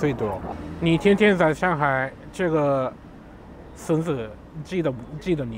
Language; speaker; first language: Chinese; non-native, fluent; Japanese